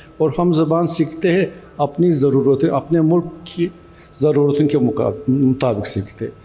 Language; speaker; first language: Urdu; non-native, fluent; Turkish